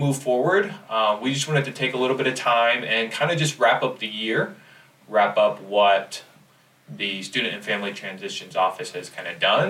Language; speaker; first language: English; native; English